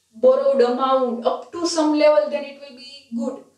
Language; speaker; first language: English; non-native, local second language; Gujarati